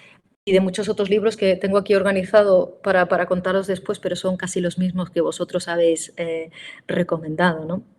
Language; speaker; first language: Spanish; native; Spanish